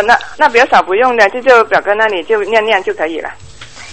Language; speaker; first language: Chinese; native; Chinese